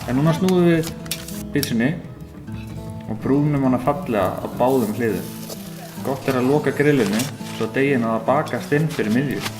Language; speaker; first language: Icelandic; native; Icelandic